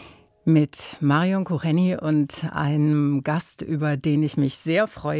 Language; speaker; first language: German; native; German